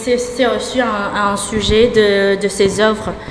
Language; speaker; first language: French; non-native, fluent; Chinese